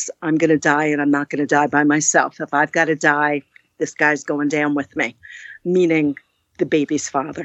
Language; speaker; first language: English; native; English